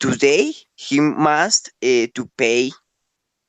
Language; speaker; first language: English; non-native, learner; Spanish